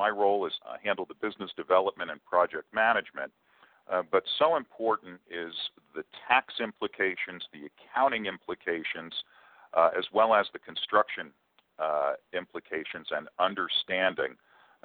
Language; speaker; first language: English; native; English